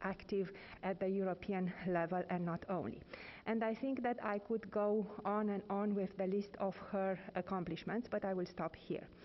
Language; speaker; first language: English; non-native, fluent; Romanian